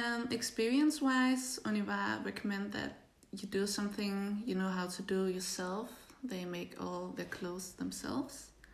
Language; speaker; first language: English; non-native, fluent; Danish